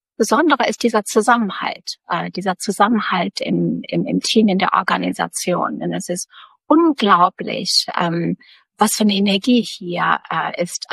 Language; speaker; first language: German; early bilingual, other home language; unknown